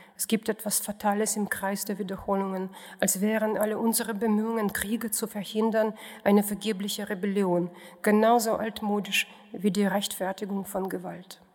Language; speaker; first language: German; non-native, fluent; Russian